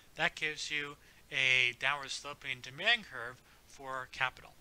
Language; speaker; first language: English; native; English